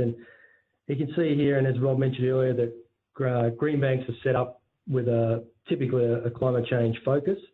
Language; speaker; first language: English; native; English